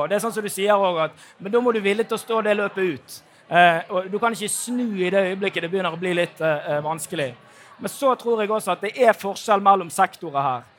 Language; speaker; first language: Norwegian; native; Norwegian